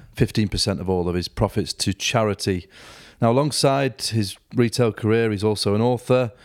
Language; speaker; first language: English; native; English